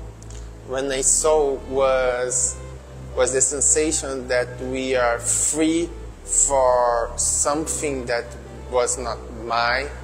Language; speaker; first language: English; non-native, learner; Portuguese